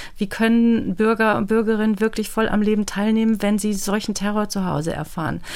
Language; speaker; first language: German; native; German